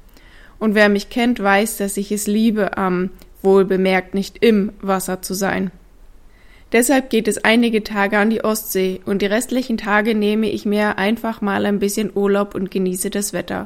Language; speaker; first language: German; native; German